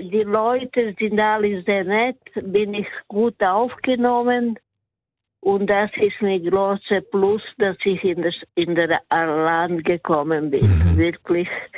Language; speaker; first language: German; non-native, learner; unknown